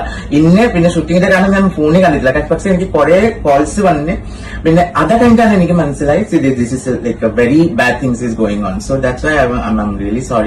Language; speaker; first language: Malayalam; non-native, local second language; Assamese